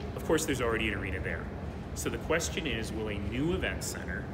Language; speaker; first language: English; native; English